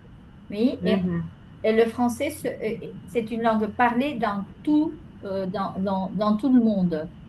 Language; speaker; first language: French; non-native, fluent; Spanish